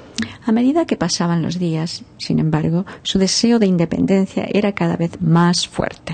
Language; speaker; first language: Spanish; native; Spanish